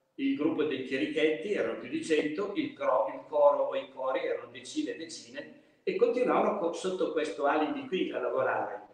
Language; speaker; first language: Italian; native; Italian